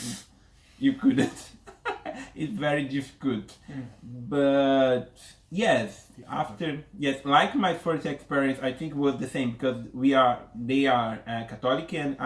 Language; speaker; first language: English; non-native, learner; Portuguese